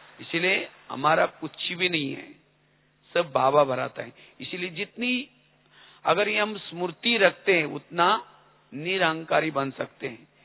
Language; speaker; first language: Hindi; non-native, local second language; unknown